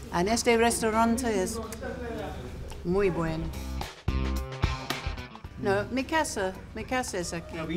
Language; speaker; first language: Spanish; non-native, learner; English